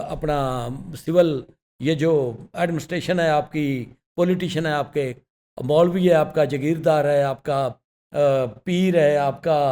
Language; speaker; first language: Urdu; non-native, local second language; Punjabi